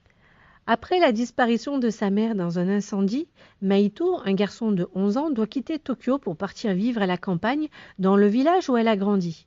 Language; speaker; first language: French; native; French